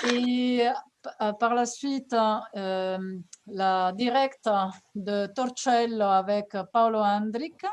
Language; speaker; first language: French; non-native, fluent; Italian